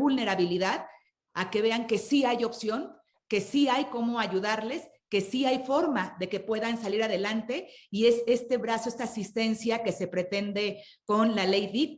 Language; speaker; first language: Spanish; native; Spanish